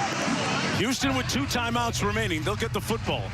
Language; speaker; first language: English; native; English